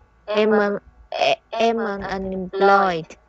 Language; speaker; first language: English; non-native, learner; Vietnamese